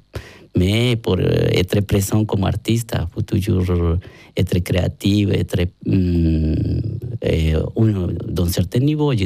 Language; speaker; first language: French; non-native, learner; Spanish